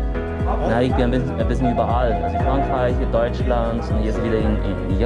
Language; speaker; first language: German; non-native, fluent; Chinese